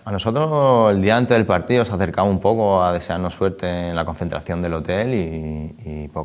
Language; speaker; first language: Spanish; native; Spanish